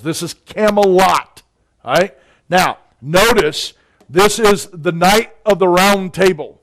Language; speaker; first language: English; native; English